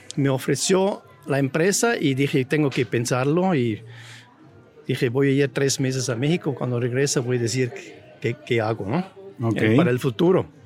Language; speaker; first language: Spanish; non-native, fluent; Swiss German